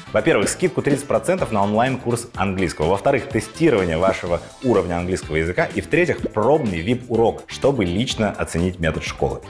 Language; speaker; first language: Russian; native; Russian